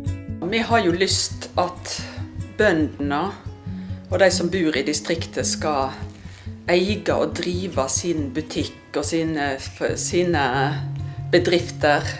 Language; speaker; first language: Norwegian; native; Norwegian